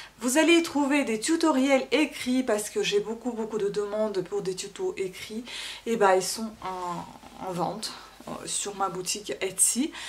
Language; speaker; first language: French; non-native, fluent; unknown